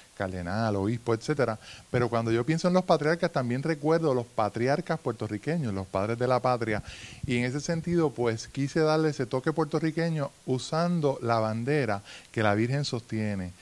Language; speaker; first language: Spanish; native; Spanish